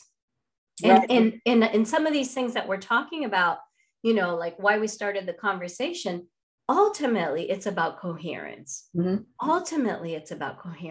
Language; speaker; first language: English; non-native, fluent; Spanish